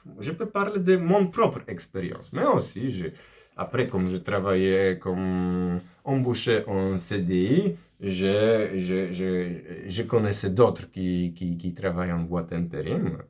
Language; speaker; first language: French; non-native, fluent; Polish